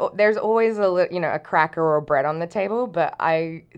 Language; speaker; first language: English; native; English